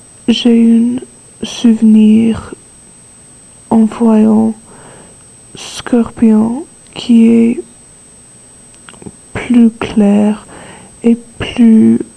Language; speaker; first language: French; non-native, learner; English